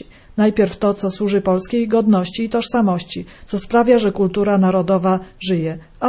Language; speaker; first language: Polish; native; Polish